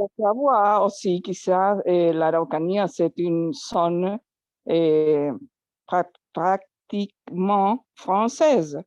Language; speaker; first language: French; non-native, learner; Spanish